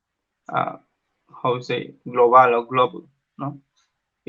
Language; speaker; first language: English; non-native, learner; Spanish